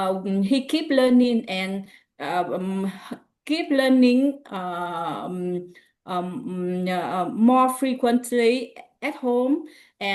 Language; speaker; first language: English; non-native, learner; Vietnamese